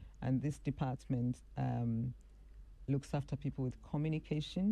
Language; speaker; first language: English; non-native, local second language; Akan